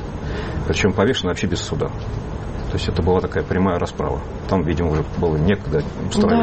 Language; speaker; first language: Russian; native; Russian